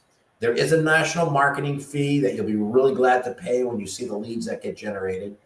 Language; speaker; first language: English; native; English